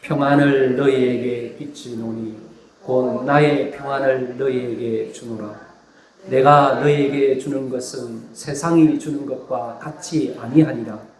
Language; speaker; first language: Korean; native; Korean